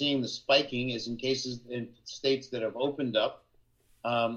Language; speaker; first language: English; native; English